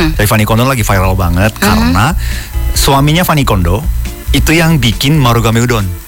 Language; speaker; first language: Indonesian; non-native, fluent; Japanese